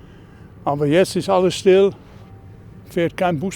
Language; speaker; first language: German; non-native, learner; Dutch